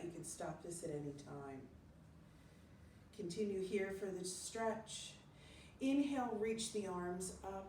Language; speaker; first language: English; native; English